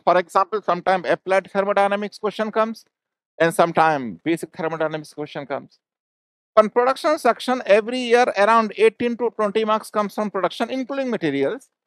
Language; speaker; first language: English; non-native, local second language; Hindi